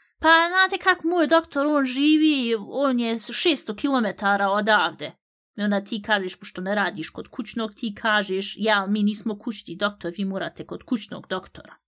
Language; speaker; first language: Bosnian; early bilingual, heritage; Bosnian